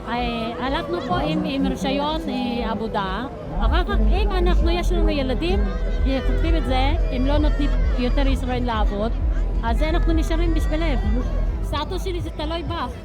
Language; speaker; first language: Hebrew; non-native, learner; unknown